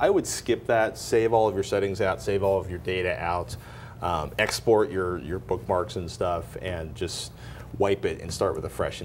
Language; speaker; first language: English; native; English